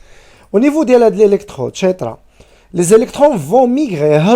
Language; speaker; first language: French; non-native, local second language; Arabic